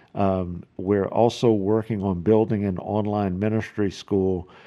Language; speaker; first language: English; native; English